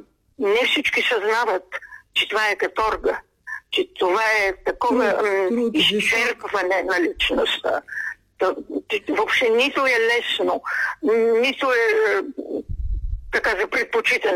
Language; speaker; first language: Bulgarian; native; Bulgarian